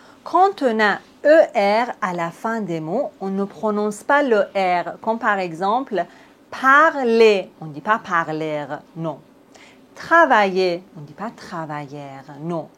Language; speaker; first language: French; native; French